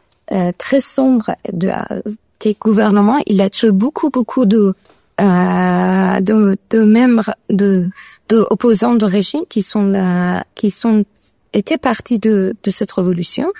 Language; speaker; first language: French; non-native, learner; Persian